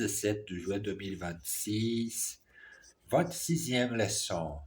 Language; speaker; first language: French; non-native, learner; Portuguese